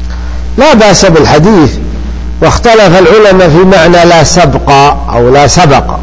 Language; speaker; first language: Arabic; native; Arabic